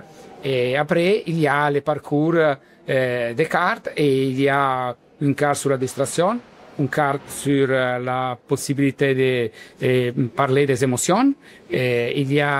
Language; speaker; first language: French; non-native, learner; Italian